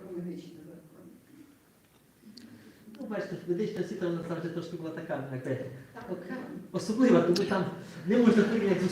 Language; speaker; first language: Ukrainian; native; Ukrainian